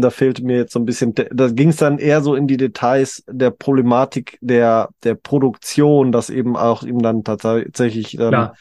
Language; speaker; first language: German; native; German